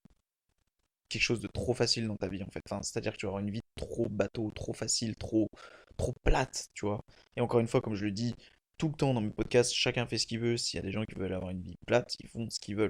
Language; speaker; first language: French; native; French